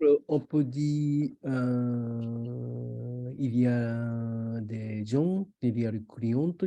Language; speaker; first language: French; non-native, learner; Japanese